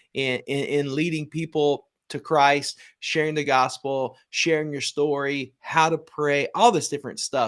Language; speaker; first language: English; native; English